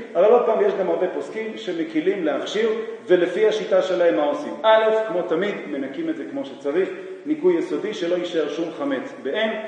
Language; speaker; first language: Hebrew; native; Hebrew